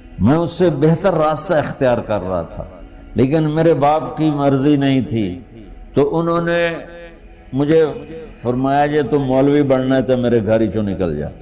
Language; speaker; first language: Urdu; non-native, local second language; Punjabi